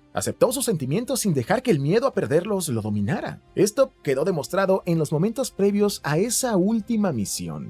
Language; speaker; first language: Spanish; native; Spanish